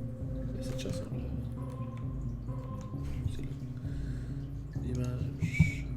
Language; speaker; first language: French; native; French